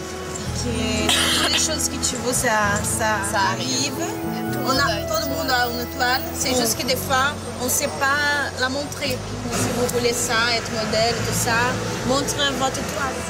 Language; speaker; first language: French; non-native, fluent; Portuguese